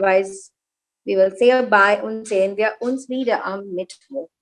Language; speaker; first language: German; non-native, learner; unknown